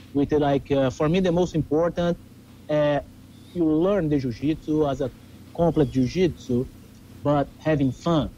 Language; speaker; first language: English; non-native, learner; Portuguese